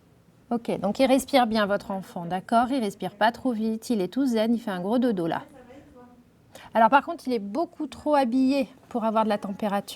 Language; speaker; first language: French; native; French